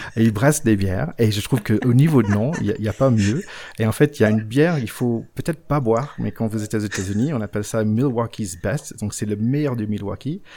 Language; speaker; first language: French; non-native, fluent; English